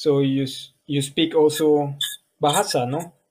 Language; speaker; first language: English; non-native, fluent; German